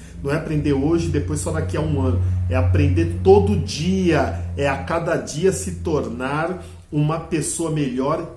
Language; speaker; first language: Portuguese; native; Portuguese